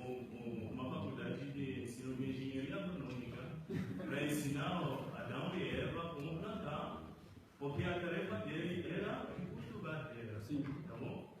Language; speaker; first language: Portuguese; non-native, learner; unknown